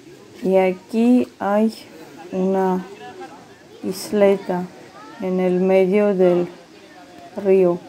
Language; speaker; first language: Spanish; non-native, fluent; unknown